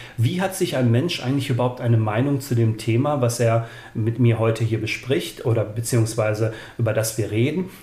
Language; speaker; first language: German; early bilingual, other home language; Bosnian